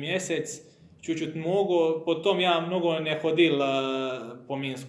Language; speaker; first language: Russian; non-native, learner; Croatian